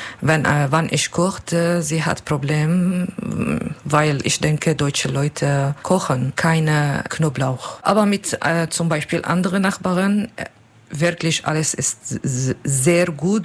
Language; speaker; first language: German; non-native, learner; Arabic